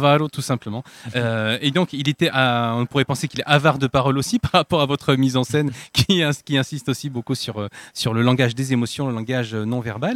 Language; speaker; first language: French; native; French